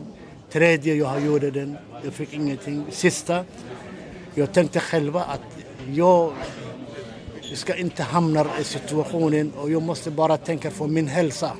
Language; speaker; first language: Swedish; non-native, learner; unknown